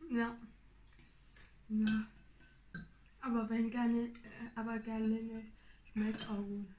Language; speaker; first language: German; non-native, learner; Vietnamese